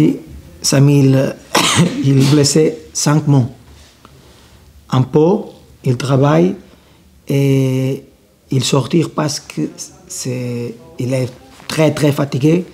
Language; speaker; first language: French; non-native, learner; Portuguese